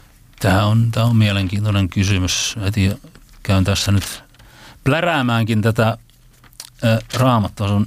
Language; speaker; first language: Finnish; native; Finnish